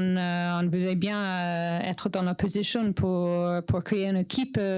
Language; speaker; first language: French; non-native, learner; English